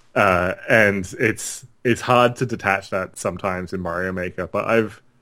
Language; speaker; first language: English; native; English